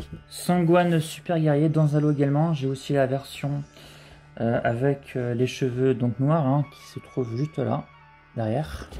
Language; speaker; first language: French; native; French